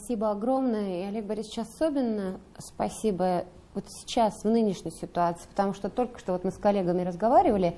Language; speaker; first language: Russian; native; Russian